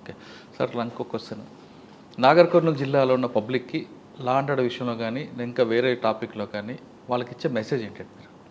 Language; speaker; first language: Telugu; native; Telugu